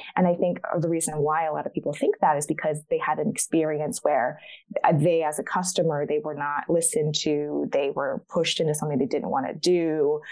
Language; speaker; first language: English; early bilingual, other home language; Chinese